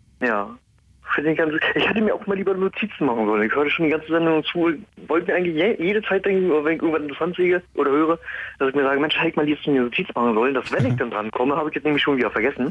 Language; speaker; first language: German; native; German